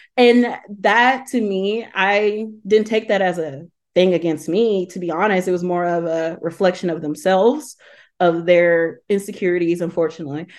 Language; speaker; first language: English; native; English